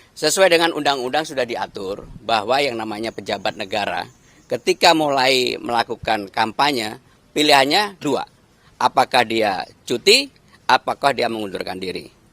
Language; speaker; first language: Indonesian; native; Indonesian